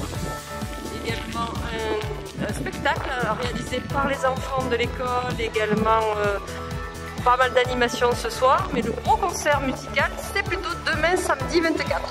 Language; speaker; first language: French; native; French